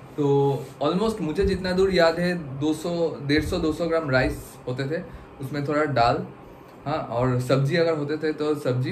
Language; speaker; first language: Hindi; non-native, local second language; Bangla